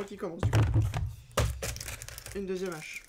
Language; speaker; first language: French; native; French